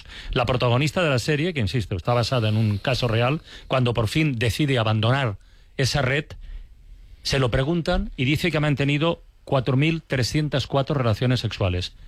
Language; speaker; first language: Spanish; native; Spanish